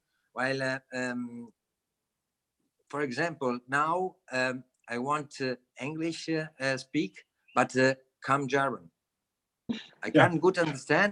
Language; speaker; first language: English; non-native, learner; Italian